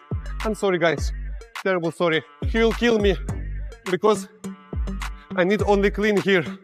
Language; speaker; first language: English; non-native, learner; Russian